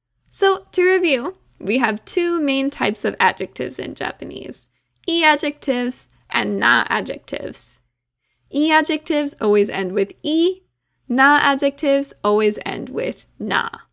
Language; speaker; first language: English; native; English